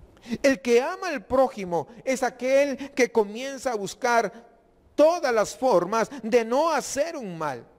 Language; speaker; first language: Spanish; native; Spanish